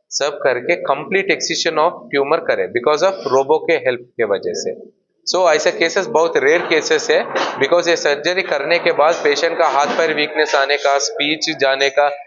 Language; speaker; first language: Hindi; non-native, local second language; Telugu